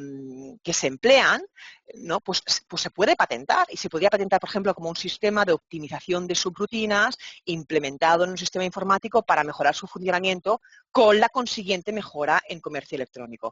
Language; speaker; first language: Spanish; native; Spanish